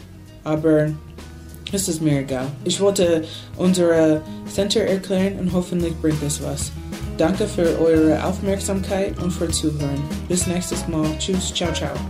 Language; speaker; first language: German; non-native, learner; English